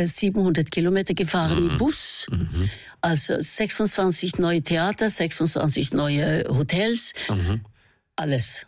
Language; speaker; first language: German; non-native, fluent; Norwegian